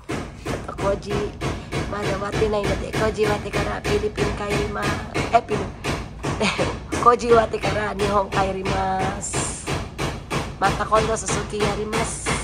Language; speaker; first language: Japanese; non-native, fluent; Filipino